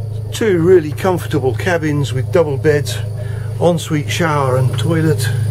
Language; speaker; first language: English; native; English